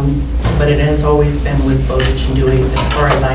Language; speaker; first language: English; native; English